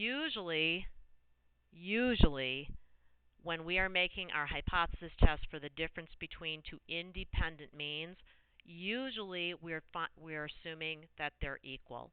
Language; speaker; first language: English; native; English